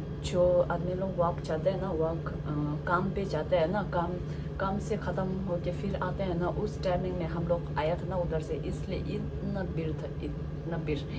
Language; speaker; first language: Hindi; non-native, fluent; Tibetan